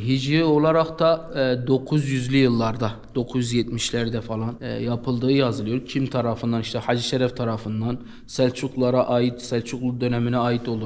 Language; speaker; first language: Turkish; native; Turkish